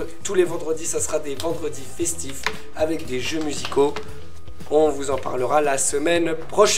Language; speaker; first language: French; native; French